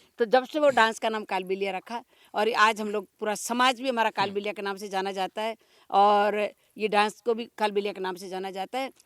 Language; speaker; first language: Hindi; non-native, local second language; Rajasthani